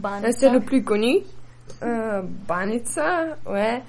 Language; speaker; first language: French; non-native, learner; Macedonian